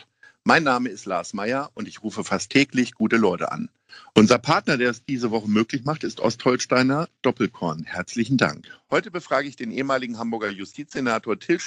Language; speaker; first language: German; native; German